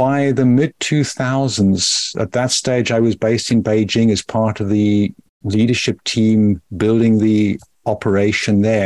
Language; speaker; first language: English; native; English